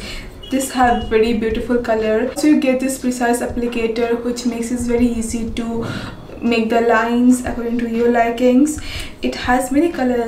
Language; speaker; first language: English; non-native, local second language; Bangla